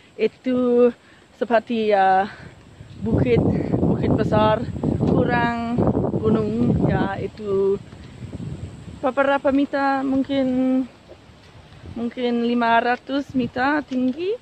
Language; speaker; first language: Indonesian; non-native, learner; English